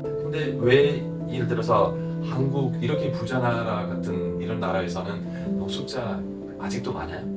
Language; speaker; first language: Korean; non-native, fluent; German